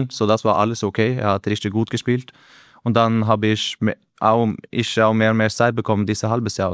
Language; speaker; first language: German; non-native, learner; Norwegian